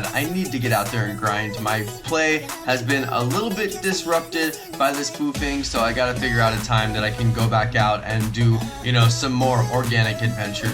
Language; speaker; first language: English; native; English